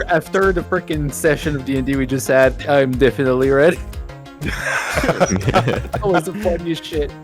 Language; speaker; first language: English; native; English